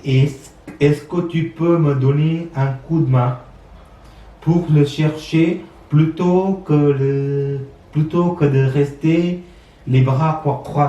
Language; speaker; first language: French; non-native, learner; Sinhala